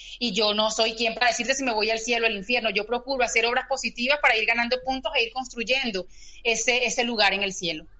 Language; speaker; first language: Spanish; native; Spanish